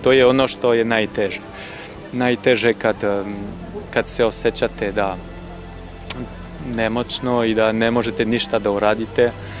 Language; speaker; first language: Serbian; non-native, fluent; French